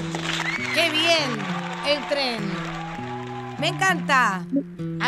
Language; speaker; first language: Spanish; native; Spanish